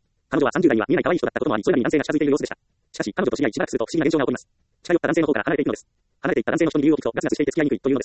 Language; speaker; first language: Japanese; native; Japanese